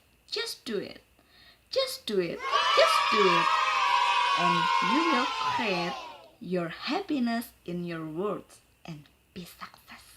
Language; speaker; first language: English; non-native, learner; Indonesian